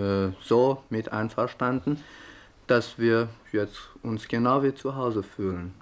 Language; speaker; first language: German; non-native, fluent; Persian